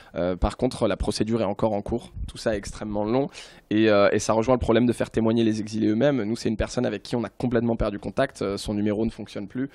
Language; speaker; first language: French; native; French